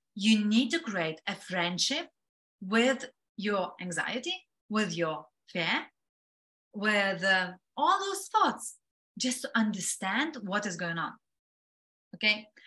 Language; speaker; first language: English; non-native, fluent; Lithuanian